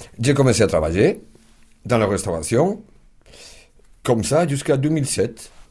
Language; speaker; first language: French; non-native, fluent; Spanish